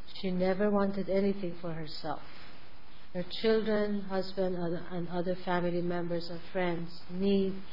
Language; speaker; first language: English; non-native, fluent; Persian